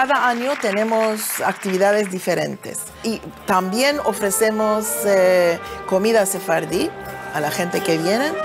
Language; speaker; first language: Spanish; early bilingual, heritage; Ladino